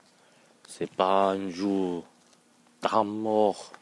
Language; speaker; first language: French; non-native, learner; English